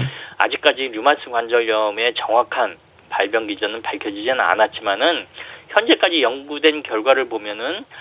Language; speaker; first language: Korean; native; Korean